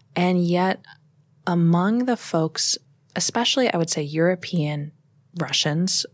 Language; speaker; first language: English; native; English